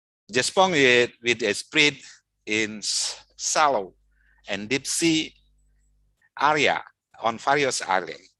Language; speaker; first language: English; non-native, fluent; Indonesian